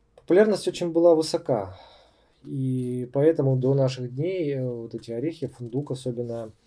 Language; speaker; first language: Russian; native; Russian